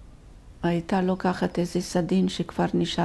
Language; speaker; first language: Hebrew; non-native, fluent; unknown